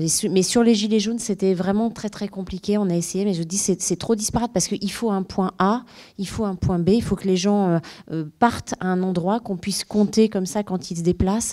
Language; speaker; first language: French; native; French